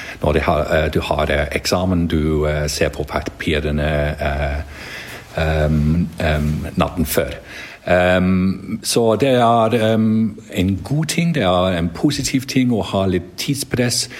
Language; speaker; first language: Norwegian; non-native, learner; English